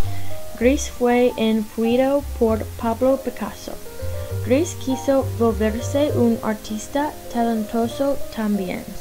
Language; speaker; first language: Spanish; non-native, learner; English